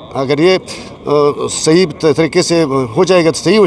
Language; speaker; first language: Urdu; non-native, local second language; Pashto